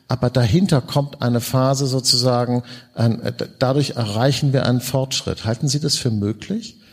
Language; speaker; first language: German; native; German